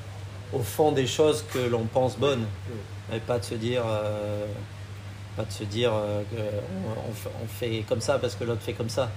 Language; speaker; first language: French; native; French